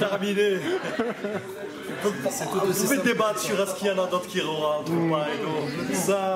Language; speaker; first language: French; native; French